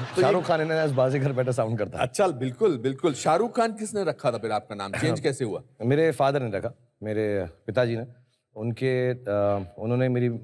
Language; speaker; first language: Hindi; native; Hindi